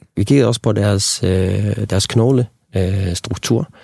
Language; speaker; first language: Danish; non-native, local second language; Faroese